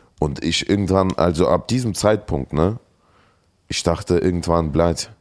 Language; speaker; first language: German; early bilingual, other home language; Russian